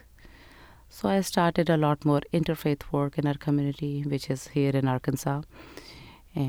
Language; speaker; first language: English; non-native, local second language; Urdu